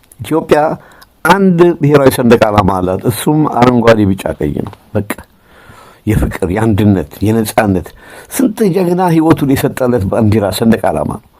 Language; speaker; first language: Amharic; native; Amharic